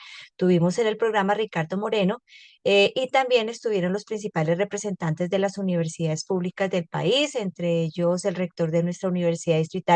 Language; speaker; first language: Spanish; native; Spanish